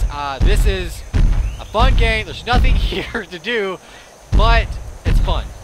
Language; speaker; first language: English; native; English